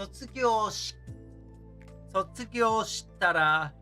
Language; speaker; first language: Japanese; non-native, learner; English